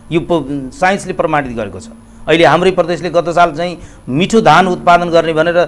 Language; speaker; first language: Nepali; native; Nepali